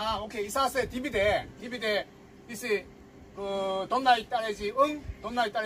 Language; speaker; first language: French; non-native, learner; Korean